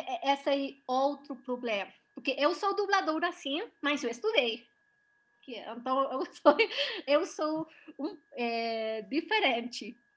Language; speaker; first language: Portuguese; non-native, learner; Spanish